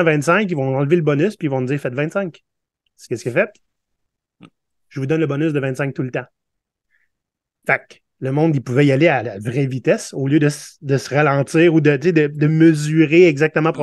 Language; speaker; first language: French; native; French